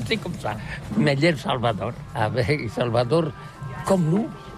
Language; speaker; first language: French; non-native, learner; Catalan